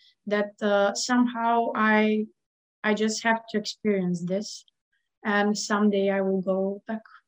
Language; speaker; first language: English; non-native, fluent; Macedonian